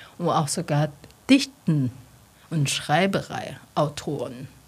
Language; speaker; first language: German; non-native, learner; Chinese